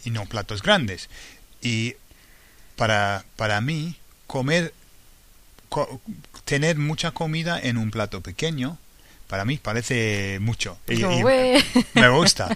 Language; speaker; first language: Spanish; non-native, fluent; English